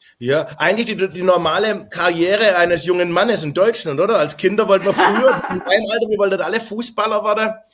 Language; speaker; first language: German; native; German